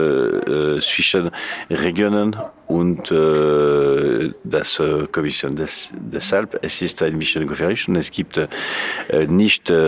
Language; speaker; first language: German; non-native, learner; Catalan